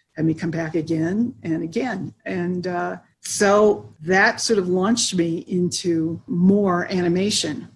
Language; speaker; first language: English; native; English